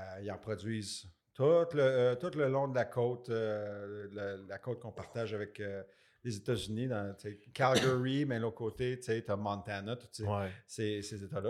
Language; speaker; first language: French; native; French